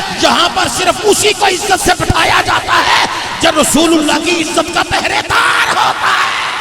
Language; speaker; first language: Urdu; non-native, local second language; Punjabi